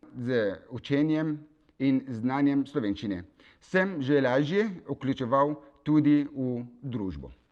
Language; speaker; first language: Slovenian; non-native, fluent; Kurdish